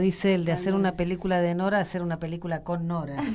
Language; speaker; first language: Spanish; native; Spanish